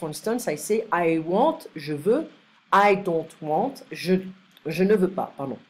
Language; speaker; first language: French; non-native, fluent; English